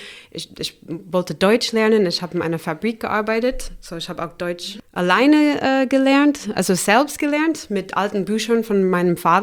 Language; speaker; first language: German; non-native, fluent; English